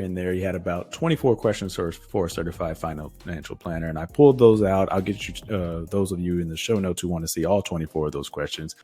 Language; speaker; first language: English; native; English